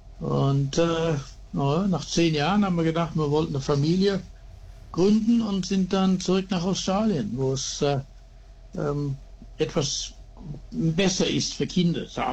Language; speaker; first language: German; early bilingual, heritage; German